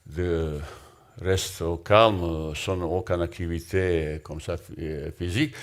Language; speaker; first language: French; non-native, learner; Bosnian